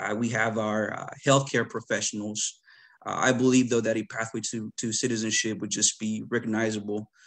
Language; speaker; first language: English; early bilingual, other home language; Spanish